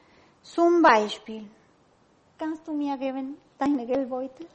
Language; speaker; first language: German; non-native, learner; Spanish